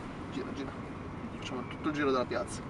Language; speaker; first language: Italian; native; Italian